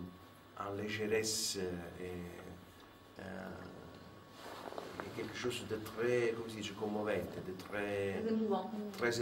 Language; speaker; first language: French; non-native, fluent; Italian